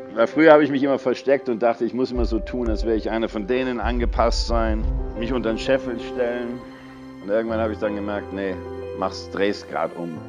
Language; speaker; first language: German; early bilingual, other home language; English